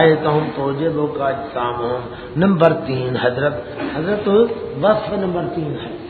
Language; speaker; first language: Urdu; non-native, local second language; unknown